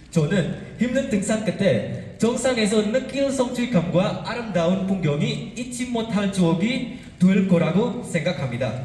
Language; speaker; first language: Korean; non-native, fluent; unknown